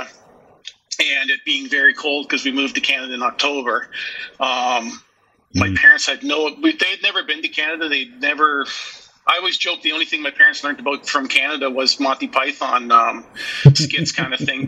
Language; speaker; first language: English; native; English